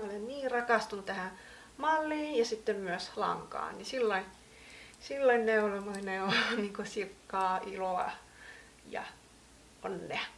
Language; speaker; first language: Finnish; native; Finnish